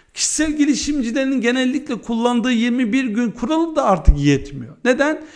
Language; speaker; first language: Turkish; early bilingual, heritage; Turkish